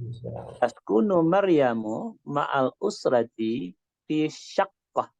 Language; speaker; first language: Arabic; non-native, learner; Indonesian